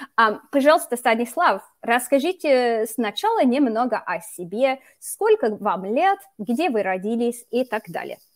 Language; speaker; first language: Russian; non-native, fluent; English